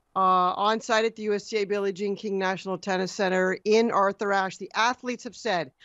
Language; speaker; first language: English; native; English